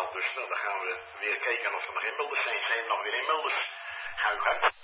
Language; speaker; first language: Dutch; native; Dutch